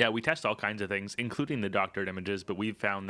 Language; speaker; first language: English; native; English